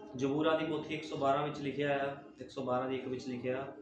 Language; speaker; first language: Hindi; non-native, local second language; Punjabi